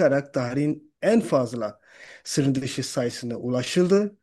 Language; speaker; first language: Turkish; non-native, fluent; Urdu